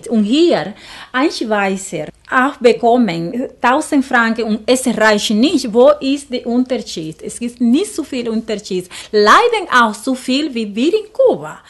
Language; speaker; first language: German; non-native, learner; Spanish